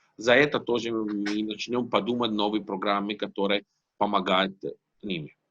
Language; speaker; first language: Russian; non-native, learner; Italian